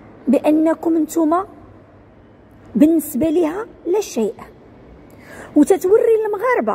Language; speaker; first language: Arabic; native; Arabic